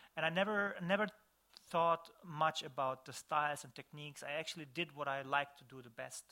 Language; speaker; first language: English; non-native, fluent; Bosnian